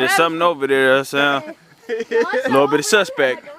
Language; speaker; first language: English; native; English